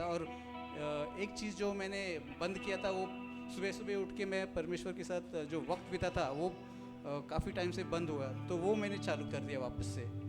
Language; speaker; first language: Hindi; non-native, local second language; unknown